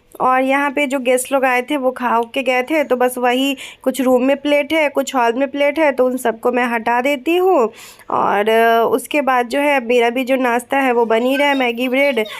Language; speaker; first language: Hindi; native; Hindi